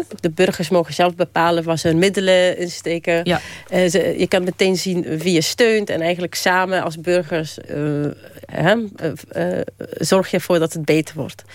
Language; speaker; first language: Dutch; early bilingual, other home language; Polish